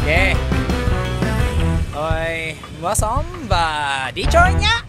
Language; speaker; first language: Vietnamese; non-native, learner; Japanese